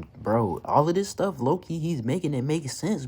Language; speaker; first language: English; native; English